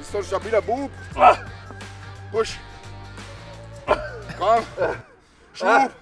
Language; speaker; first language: German; native; German